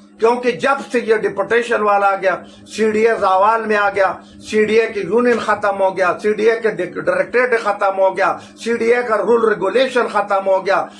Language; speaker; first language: Urdu; non-native, local second language; Pashto